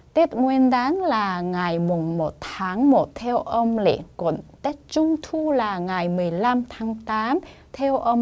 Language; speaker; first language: Vietnamese; non-native, fluent; Korean